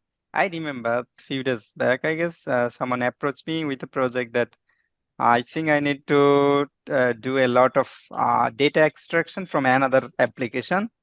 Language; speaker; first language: English; non-native, fluent; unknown